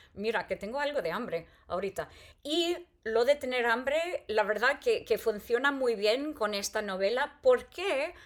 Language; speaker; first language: Spanish; non-native, fluent; English